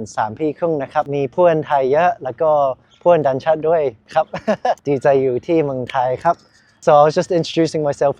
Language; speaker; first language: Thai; non-native, learner; English